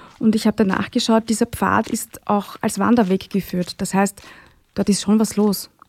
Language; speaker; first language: German; native; German